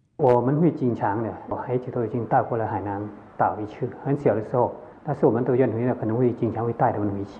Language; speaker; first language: Chinese; early bilingual, heritage; Chinese